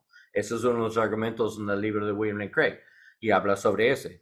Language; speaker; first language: Spanish; non-native, learner; English